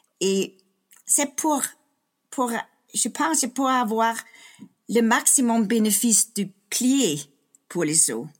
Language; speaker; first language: French; non-native, fluent; Danish